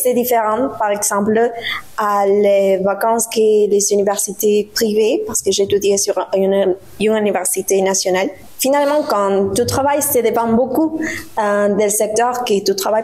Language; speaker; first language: French; non-native, learner; Spanish